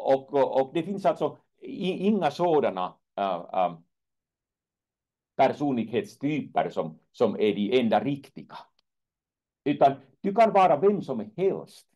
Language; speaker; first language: Swedish; non-native, fluent; Finnish